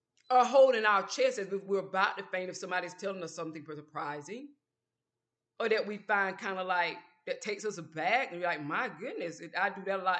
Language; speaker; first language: English; native; English